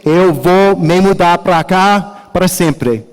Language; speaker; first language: Portuguese; non-native, learner; English